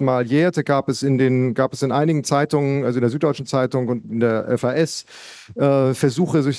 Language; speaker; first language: German; native; German